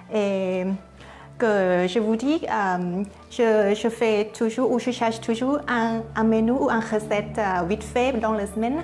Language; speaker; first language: French; non-native, learner; Thai